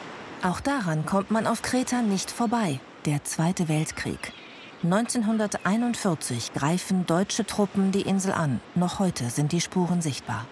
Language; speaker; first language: German; native; German